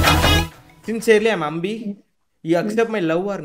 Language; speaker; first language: English; non-native, learner; Tamil